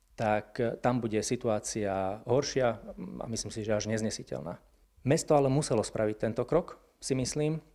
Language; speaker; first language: Slovak; native; Slovak